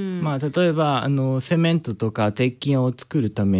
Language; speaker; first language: Japanese; non-native, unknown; Spanish